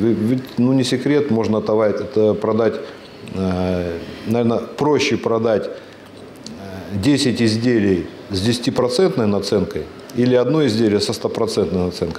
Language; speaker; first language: Russian; native; Russian